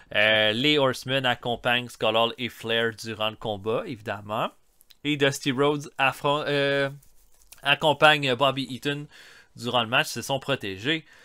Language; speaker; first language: French; native; French